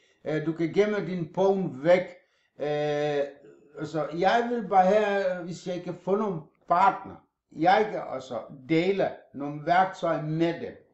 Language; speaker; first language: Danish; non-native, fluent; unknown